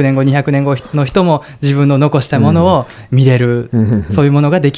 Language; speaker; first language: Japanese; native; Japanese